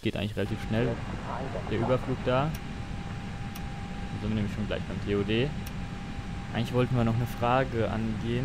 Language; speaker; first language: German; native; German